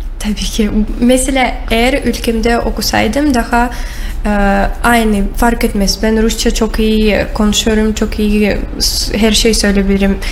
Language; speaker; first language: Turkish; non-native, learner; Russian